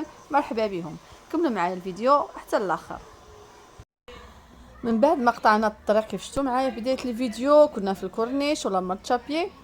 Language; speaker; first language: Arabic; native; Arabic